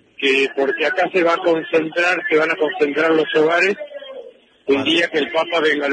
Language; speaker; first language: Spanish; native; Spanish